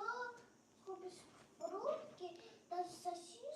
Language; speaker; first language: Russian; early bilingual, heritage; Russian